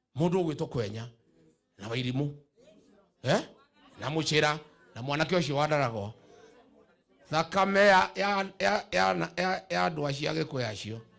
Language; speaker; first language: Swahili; non-native, local second language; Kikuyu